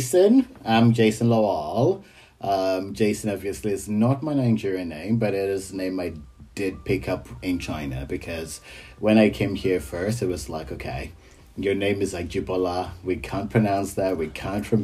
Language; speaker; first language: English; non-native, local second language; Yoruba